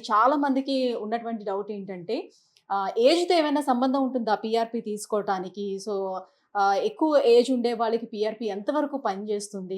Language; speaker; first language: Telugu; native; Telugu